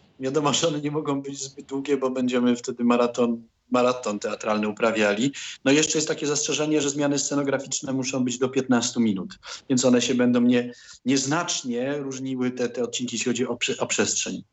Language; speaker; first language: Polish; native; Polish